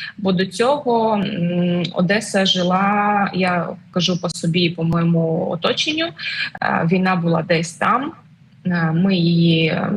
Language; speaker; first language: Ukrainian; non-native, local second language; Russian